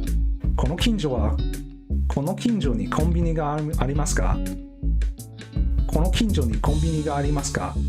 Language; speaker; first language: Japanese; non-native, learner; Cantonese